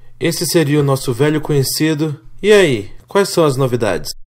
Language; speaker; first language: Portuguese; native; Portuguese